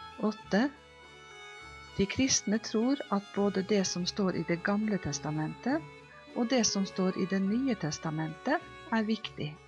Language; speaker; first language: Norwegian; non-native, fluent; Polish